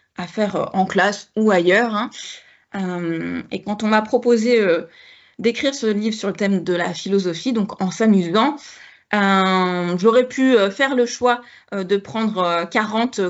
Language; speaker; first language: French; native; French